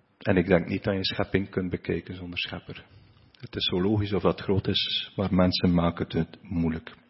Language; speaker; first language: Dutch; native; Dutch